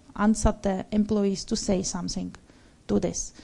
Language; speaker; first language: English; non-native, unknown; Czech